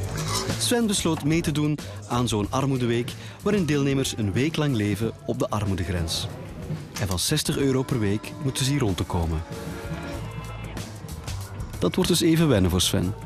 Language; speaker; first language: Dutch; native; Dutch